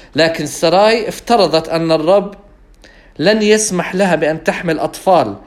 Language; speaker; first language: Arabic; non-native, fluent; English